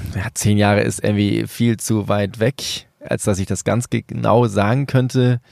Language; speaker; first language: German; early bilingual, other home language; Spanish